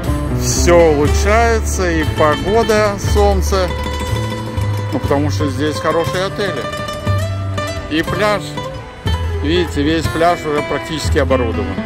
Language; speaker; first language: Russian; native; Russian